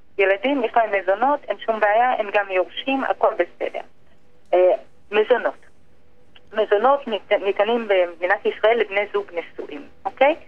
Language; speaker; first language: Hebrew; native; Hebrew